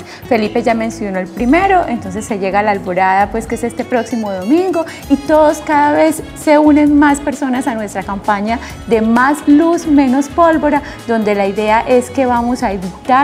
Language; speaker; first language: Spanish; native; Spanish